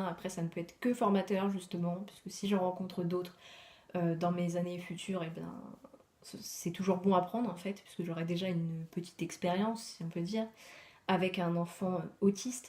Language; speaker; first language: French; native; French